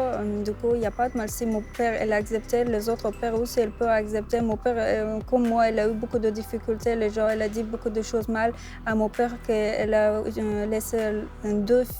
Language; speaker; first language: French; non-native, learner; Persian